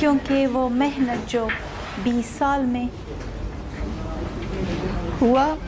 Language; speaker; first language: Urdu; non-native, fluent; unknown